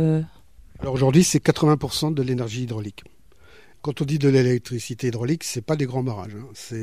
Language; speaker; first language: French; native; French